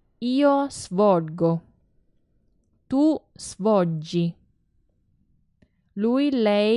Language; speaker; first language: Italian; non-native, fluent; Chinese